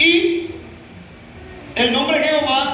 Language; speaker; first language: Spanish; native; Spanish